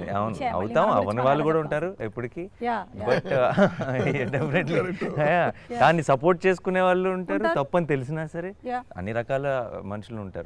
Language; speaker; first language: Telugu; native; Telugu